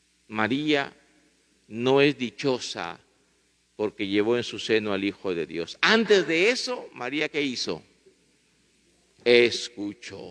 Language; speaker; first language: Spanish; native; Spanish